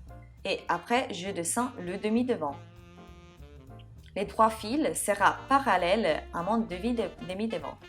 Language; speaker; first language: French; non-native, fluent; Italian